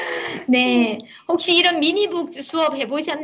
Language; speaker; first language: Korean; native; Korean